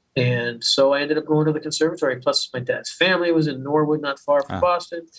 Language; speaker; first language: English; native; English